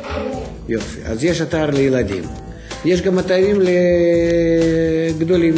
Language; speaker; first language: Hebrew; non-native, fluent; Russian